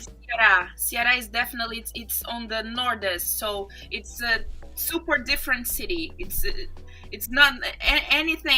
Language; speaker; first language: English; non-native, fluent; Portuguese